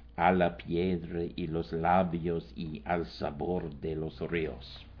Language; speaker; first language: Spanish; non-native, fluent; English